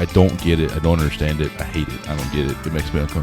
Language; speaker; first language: English; native; English